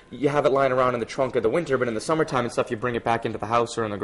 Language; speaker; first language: English; native; English